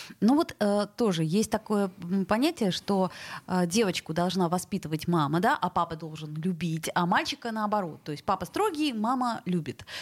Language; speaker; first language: Russian; native; Russian